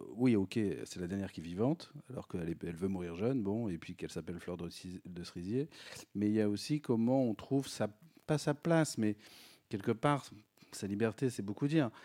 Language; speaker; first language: French; native; French